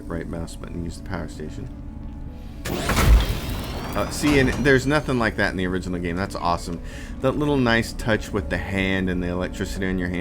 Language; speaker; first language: English; native; English